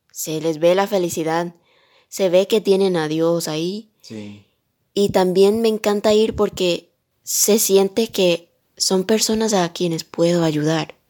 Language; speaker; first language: Spanish; early bilingual, heritage; Spanish